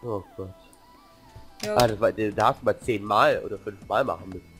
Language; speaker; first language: German; native; German